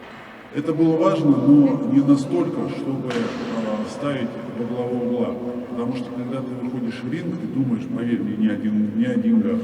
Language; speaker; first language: Russian; native; Russian